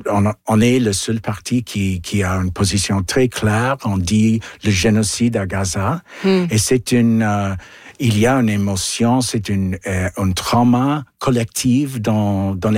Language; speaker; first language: French; non-native, local second language; English